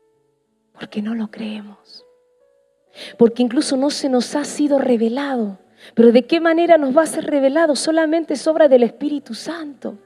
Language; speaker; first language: Spanish; native; Spanish